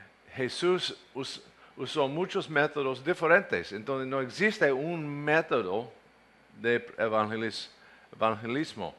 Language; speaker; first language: Spanish; non-native, fluent; English